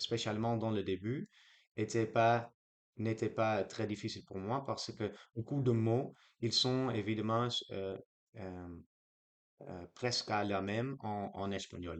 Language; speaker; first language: French; non-native, learner; Dutch